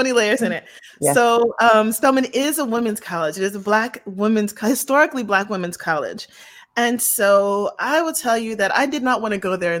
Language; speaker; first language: English; native; English